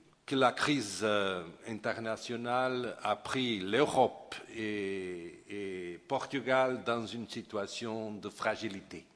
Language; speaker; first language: French; non-native, fluent; Portuguese